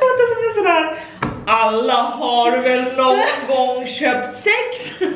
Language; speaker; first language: Swedish; early bilingual, other home language; Serbian